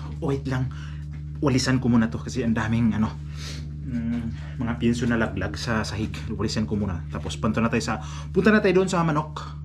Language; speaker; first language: Filipino; native; Filipino